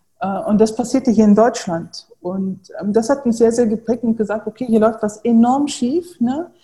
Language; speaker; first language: German; early bilingual, other home language; Turkish